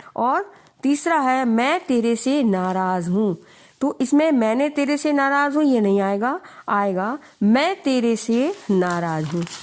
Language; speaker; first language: Hindi; native; Hindi